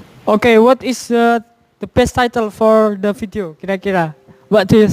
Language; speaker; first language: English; non-native, fluent; Indonesian